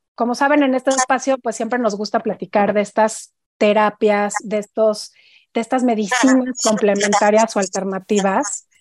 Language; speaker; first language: Spanish; native; Spanish